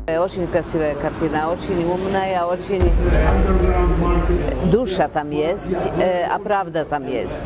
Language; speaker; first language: Russian; non-native, learner; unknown